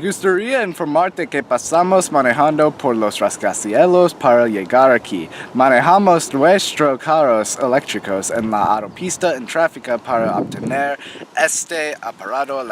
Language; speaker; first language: Spanish; non-native, learner; English